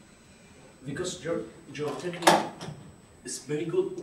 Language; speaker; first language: English; non-native, learner; Spanish